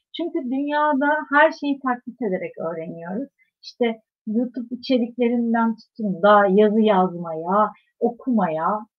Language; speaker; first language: Turkish; native; Turkish